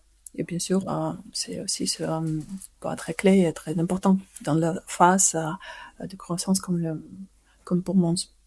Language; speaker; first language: French; non-native, fluent; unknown